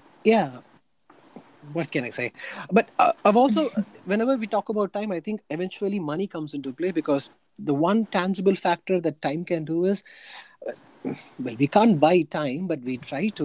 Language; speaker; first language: English; non-native, local second language; Tamil